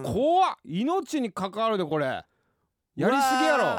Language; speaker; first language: Japanese; native; Japanese